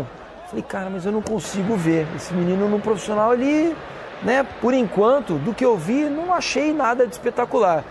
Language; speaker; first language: Portuguese; native; Portuguese